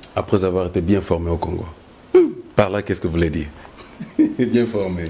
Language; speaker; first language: French; non-native, local second language; Lingala